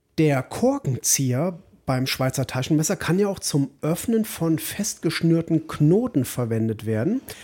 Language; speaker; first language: German; native; German